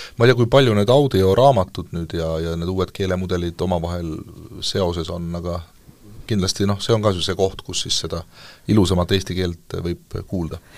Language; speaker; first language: Estonian; native; Estonian